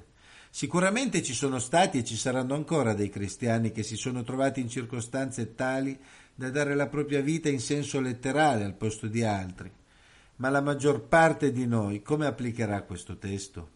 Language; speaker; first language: Italian; native; Italian